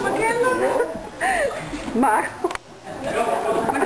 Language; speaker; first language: English; native; English